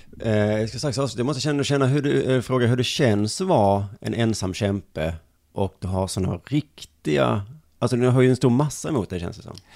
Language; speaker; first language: Swedish; native; Swedish